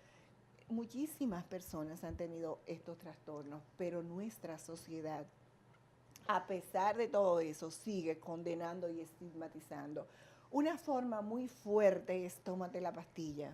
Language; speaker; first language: Spanish; native; Spanish